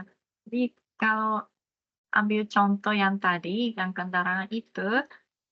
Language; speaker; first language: Indonesian; non-native, fluent; Japanese